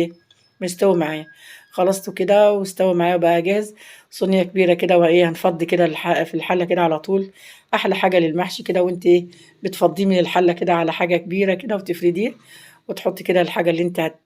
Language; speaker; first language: Arabic; native; Arabic